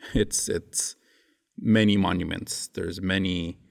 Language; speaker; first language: English; native; English